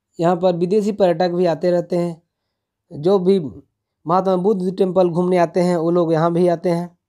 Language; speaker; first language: Hindi; native; Hindi